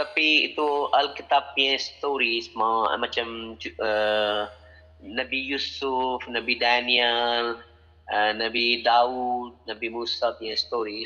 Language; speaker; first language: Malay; non-native, learner; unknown